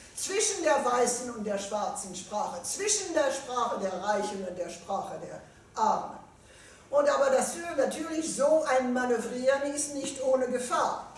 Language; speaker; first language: German; non-native, fluent; French